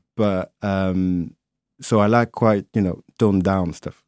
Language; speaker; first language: English; non-native, fluent; French